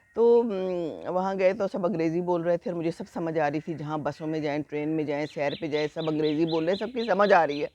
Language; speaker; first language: Urdu; native; Urdu